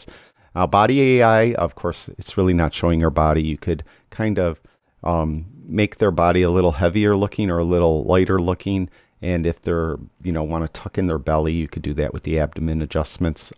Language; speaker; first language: English; native; English